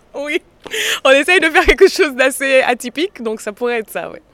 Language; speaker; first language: French; native; French